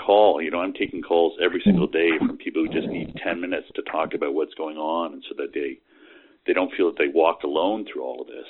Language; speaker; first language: English; native; English